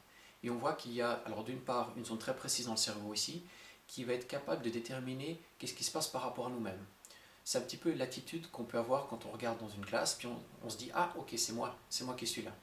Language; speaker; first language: French; native; French